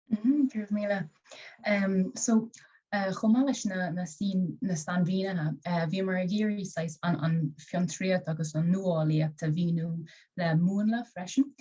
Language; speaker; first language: Irish; native; Irish